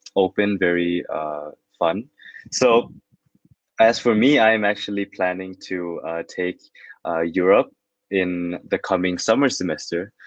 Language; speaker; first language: English; non-native, fluent; Thai